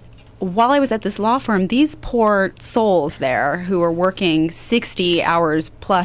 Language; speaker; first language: English; native; English